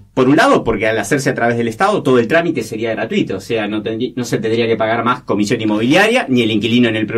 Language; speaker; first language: Spanish; native; Spanish